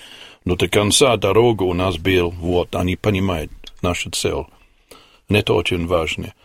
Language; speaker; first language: Russian; non-native, learner; English